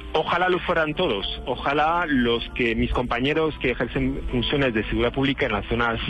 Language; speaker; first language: Spanish; non-native, fluent; French